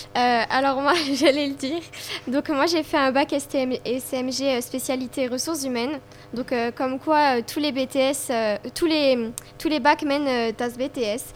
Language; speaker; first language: French; native; French